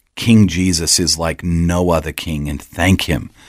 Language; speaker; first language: English; native; English